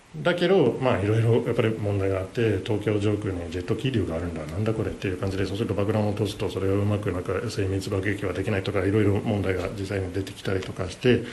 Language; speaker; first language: Japanese; non-native, fluent; English